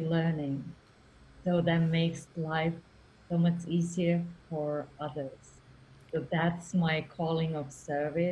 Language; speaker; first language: English; non-native, fluent; Finnish